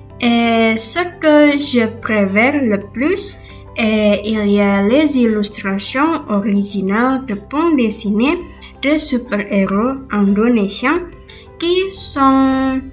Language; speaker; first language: French; non-native, learner; Indonesian